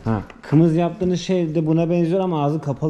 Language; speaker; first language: Turkish; native; Turkish